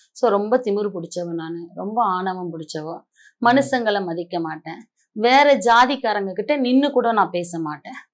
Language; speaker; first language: Tamil; non-native, local second language; Marathi